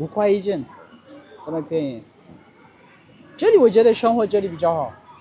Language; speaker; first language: Chinese; non-native, learner; Amharic